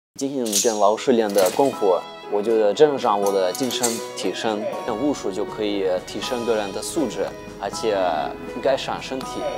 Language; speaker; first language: Chinese; non-native, fluent; Russian